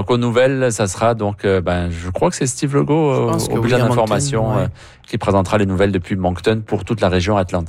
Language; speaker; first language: French; native; French